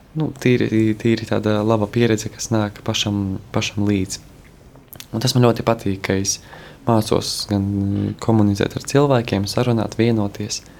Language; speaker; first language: Latvian; native; Latvian